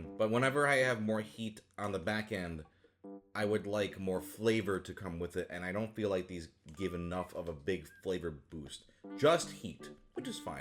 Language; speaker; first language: English; native; English